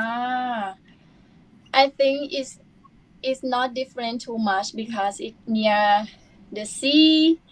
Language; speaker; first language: English; non-native, learner; Thai